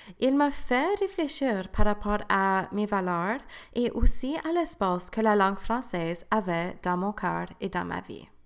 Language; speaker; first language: French; native; French